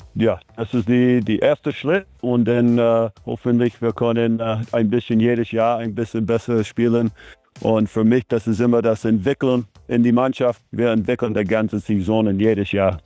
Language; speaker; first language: German; non-native, learner; English